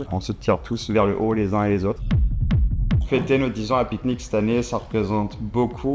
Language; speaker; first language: French; native; French